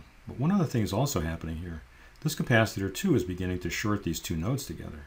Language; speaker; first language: English; native; English